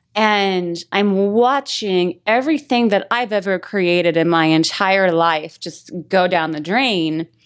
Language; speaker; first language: English; native; English